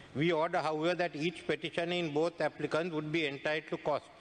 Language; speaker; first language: English; non-native, local second language; Sinhala